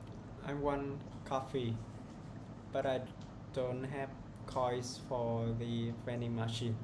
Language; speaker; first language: English; non-native, learner; Vietnamese